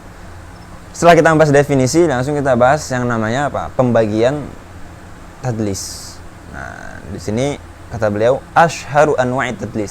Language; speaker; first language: Indonesian; native; Indonesian